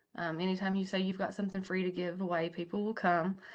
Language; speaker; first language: English; native; English